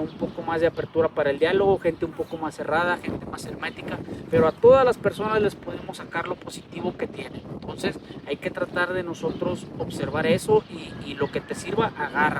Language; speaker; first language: Spanish; native; Spanish